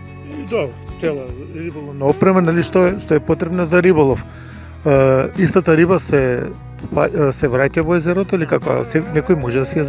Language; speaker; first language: Macedonian; native; Macedonian